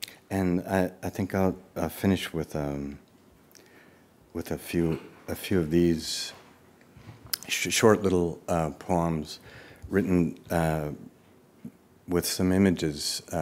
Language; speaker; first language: English; native; English